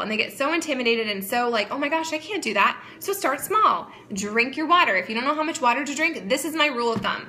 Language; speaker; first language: English; native; English